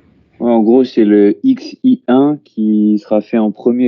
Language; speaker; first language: French; native; French